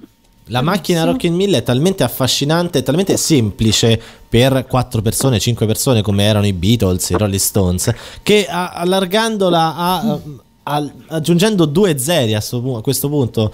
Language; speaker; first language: Italian; native; Italian